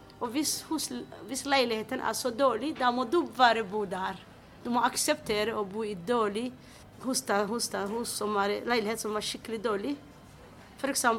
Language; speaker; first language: Norwegian; non-native, fluent; Somali